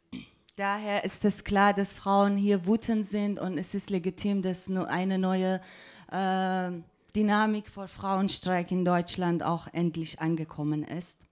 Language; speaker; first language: German; non-native, fluent; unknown